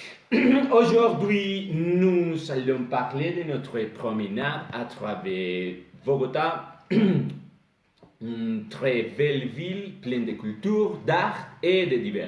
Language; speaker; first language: French; non-native, learner; Spanish